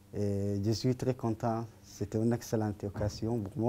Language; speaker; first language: French; non-native, learner; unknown